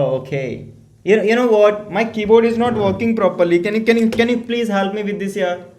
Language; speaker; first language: English; non-native, learner; Hindi